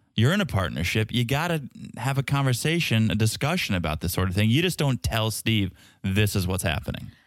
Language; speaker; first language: English; native; English